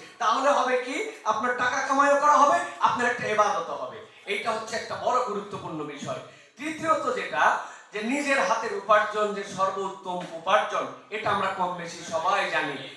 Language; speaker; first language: Bangla; native; Bangla